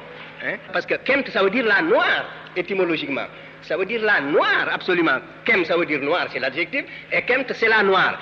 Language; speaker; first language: French; non-native, local second language; Wolof